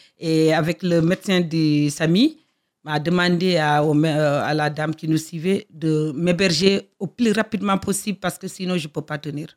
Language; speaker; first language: French; non-native, local second language; Fula